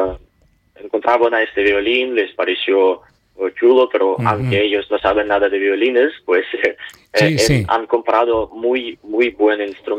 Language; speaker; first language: Spanish; non-native, learner; Ukrainian